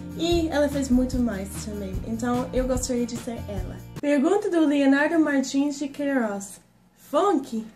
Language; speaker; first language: Portuguese; non-native, fluent; English